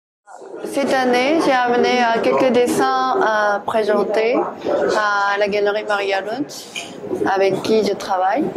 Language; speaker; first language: French; non-native, fluent; Korean